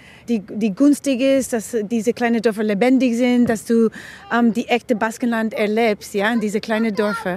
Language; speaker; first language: German; non-native, fluent; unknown